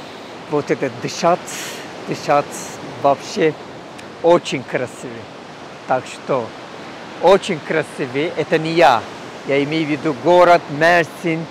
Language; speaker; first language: Russian; non-native, learner; Turkish